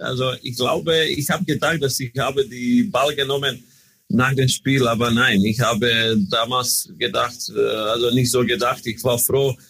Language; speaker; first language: German; non-native, learner; Croatian